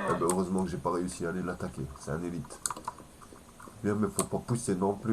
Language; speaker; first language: French; native; French